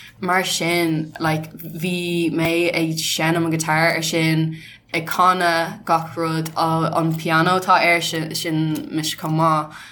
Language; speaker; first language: Irish; non-native, local second language; English